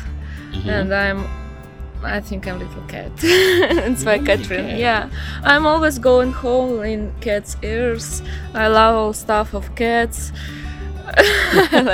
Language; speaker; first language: English; non-native, learner; Russian